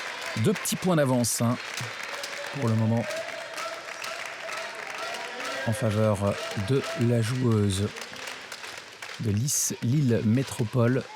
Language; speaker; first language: French; native; French